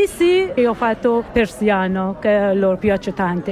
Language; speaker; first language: Italian; non-native, learner; Persian